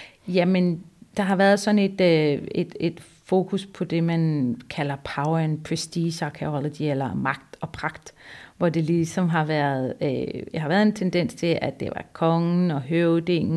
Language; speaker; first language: Danish; native; Danish